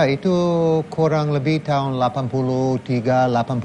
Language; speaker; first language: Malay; non-native, fluent; English